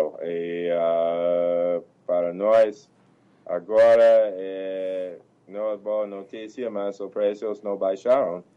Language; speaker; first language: Portuguese; non-native, fluent; English